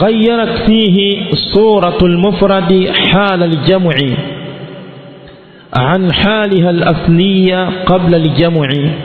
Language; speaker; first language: Arabic; non-native, fluent; Swahili